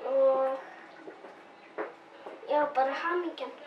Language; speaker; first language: Icelandic; non-native, local second language; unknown